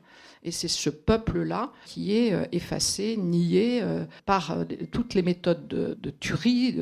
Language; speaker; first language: French; native; French